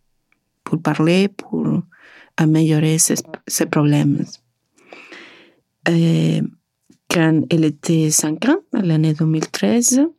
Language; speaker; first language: French; non-native, learner; Spanish